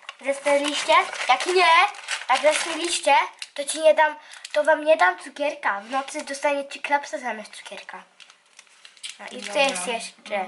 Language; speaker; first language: Polish; early bilingual, heritage; Polish